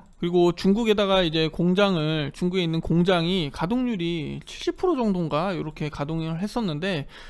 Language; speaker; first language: Korean; native; Korean